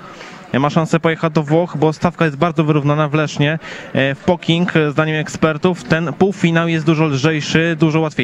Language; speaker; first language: Polish; native; Polish